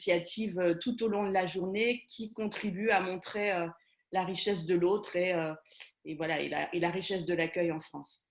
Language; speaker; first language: French; native; French